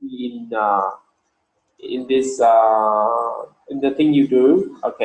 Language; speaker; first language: English; non-native, learner; Vietnamese